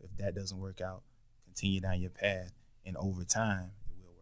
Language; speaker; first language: English; native; English